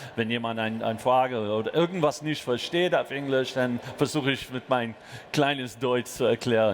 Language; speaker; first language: German; non-native, learner; English